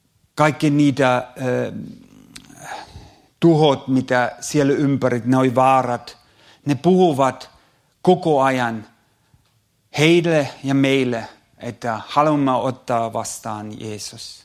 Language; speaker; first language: Finnish; non-native, fluent; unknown